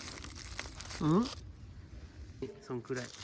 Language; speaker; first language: Japanese; native; Japanese